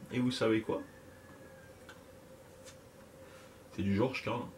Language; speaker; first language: French; native; French